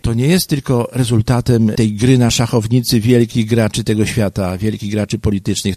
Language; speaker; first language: Polish; native; Polish